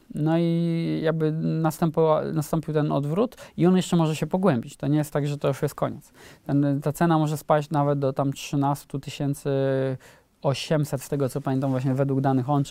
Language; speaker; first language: Polish; native; Polish